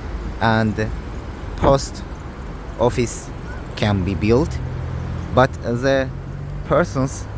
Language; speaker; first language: English; non-native, learner; Azerbaijani